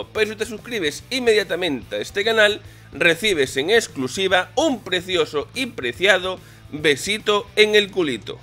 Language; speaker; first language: Spanish; native; Spanish